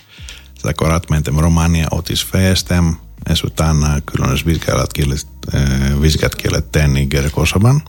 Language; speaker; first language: Hungarian; non-native, fluent; Greek